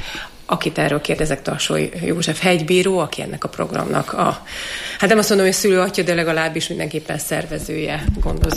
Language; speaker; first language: Hungarian; native; Hungarian